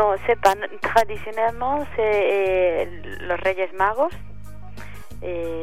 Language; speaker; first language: French; non-native, fluent; Spanish